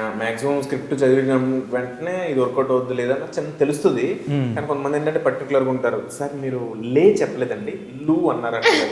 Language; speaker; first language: Telugu; native; Telugu